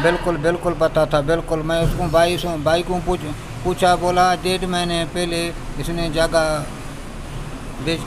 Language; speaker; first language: Hindi; non-native, local second language; Baluchi